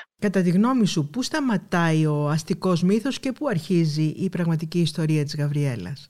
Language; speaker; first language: Greek; native; Greek